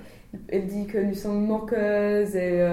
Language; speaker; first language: French; non-native, learner; English